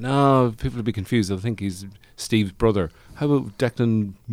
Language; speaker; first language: English; native; English